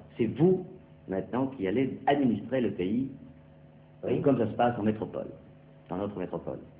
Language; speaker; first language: French; native; French